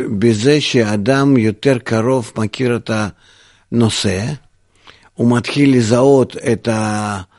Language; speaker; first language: Hebrew; non-native, fluent; Russian